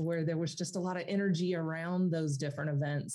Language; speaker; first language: English; native; English